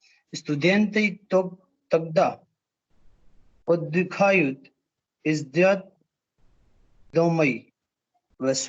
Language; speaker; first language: Russian; non-native, learner; Hindi